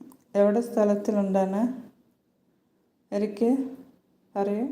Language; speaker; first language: Malayalam; non-native, learner; Tamil